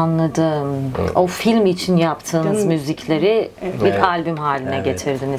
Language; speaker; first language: Turkish; native; Turkish